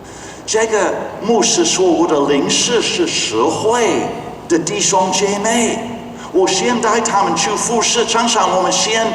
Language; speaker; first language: Chinese; non-native, fluent; English